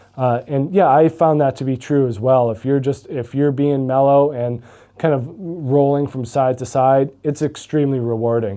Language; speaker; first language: English; native; English